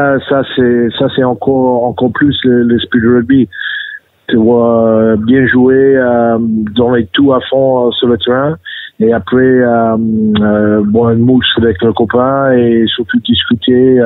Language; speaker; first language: French; non-native, fluent; English